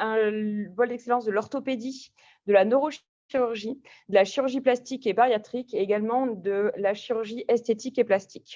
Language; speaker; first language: French; native; French